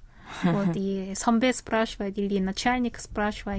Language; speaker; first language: Russian; non-native, fluent; Korean